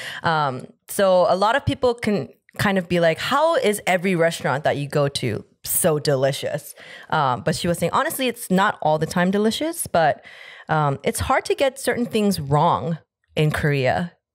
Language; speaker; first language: English; native; English